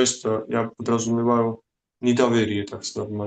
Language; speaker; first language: Russian; non-native, fluent; Georgian